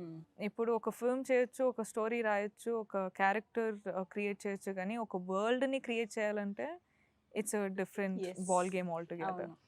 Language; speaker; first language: Telugu; non-native, local second language; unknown